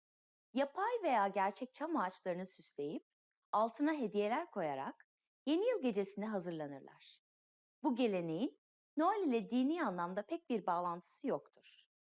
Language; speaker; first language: Turkish; native; Turkish